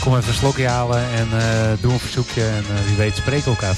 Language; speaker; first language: Dutch; native; Dutch